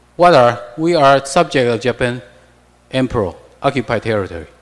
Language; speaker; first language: English; non-native, learner; Chinese